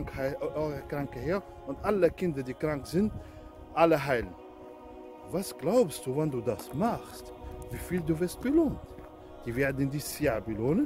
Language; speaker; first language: German; non-native, fluent; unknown